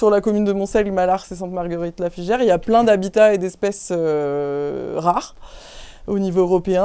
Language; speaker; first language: French; native; French